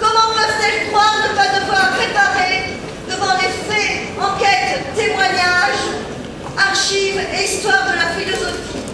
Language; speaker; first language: French; native; French